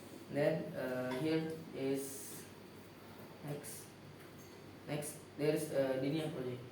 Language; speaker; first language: English; non-native, learner; Indonesian